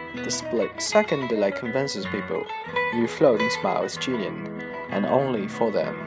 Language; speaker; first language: English; non-native, fluent; Chinese